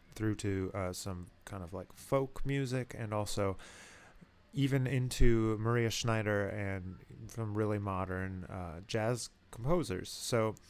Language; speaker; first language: English; native; English